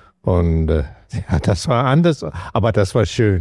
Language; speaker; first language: German; non-native, learner; Danish